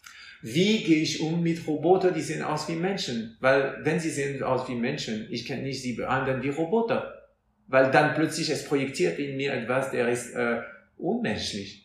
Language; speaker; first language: German; non-native, fluent; French